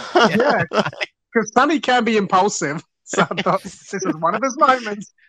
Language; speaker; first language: English; native; English